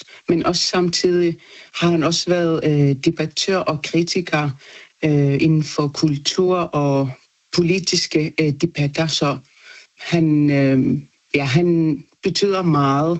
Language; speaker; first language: Danish; non-native, local second language; Kalaallisut